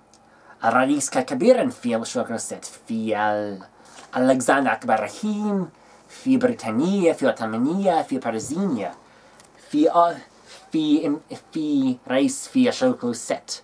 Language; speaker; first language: Arabic; non-native, learner; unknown